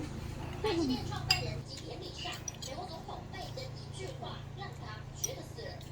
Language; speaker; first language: Chinese; native; Chinese